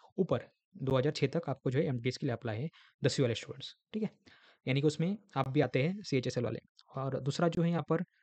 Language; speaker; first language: Hindi; non-native, local second language; Marathi